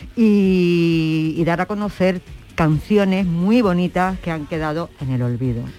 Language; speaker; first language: Spanish; native; Spanish